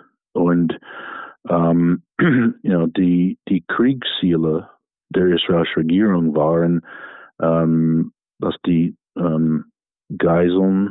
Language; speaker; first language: German; non-native, fluent; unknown